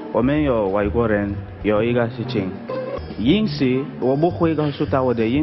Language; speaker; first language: Chinese; non-native, learner; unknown